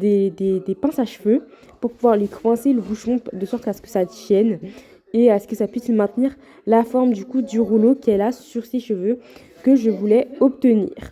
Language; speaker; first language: French; native; French